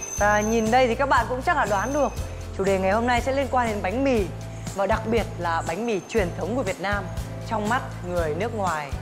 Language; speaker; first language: Vietnamese; native; Vietnamese